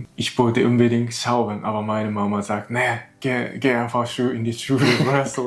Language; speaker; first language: German; non-native, learner; Japanese